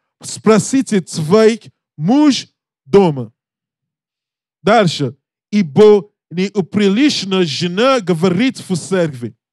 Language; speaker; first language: Russian; non-native, learner; English